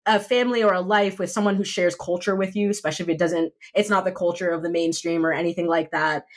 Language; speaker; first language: English; native; English